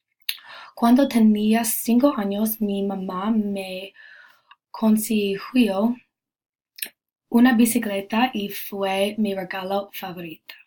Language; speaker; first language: Spanish; non-native, learner; English